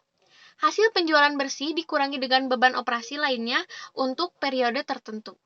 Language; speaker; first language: Indonesian; native; Indonesian